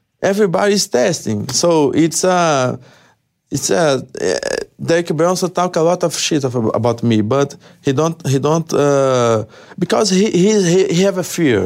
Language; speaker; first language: English; non-native, learner; Portuguese